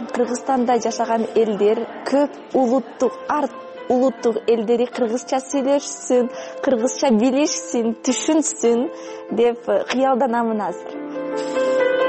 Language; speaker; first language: Kyrgyz; non-native, fluent; Russian